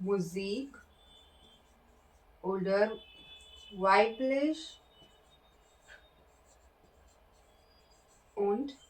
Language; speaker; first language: German; non-native, fluent; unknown